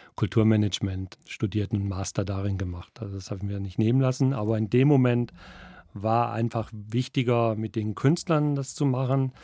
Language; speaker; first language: German; native; German